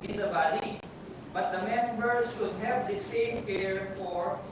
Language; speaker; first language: English; non-native, local second language; Filipino